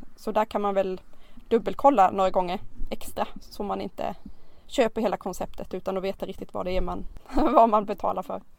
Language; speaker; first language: Swedish; native; Swedish